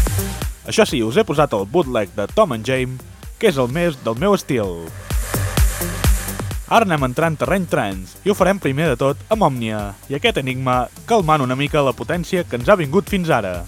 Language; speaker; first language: Catalan; native; Catalan